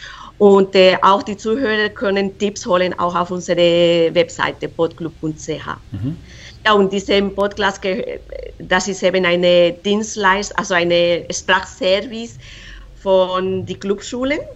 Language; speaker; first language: German; non-native, fluent; Spanish